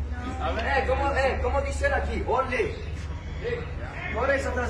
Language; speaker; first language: Spanish; non-native, fluent; French